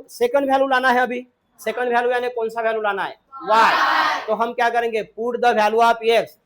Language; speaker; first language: Hindi; non-native, local second language; Marathi